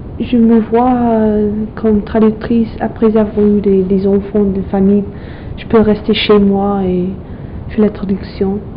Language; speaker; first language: French; non-native, fluent; English